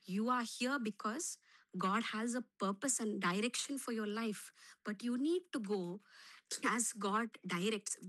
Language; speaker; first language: English; non-native, local second language; Telugu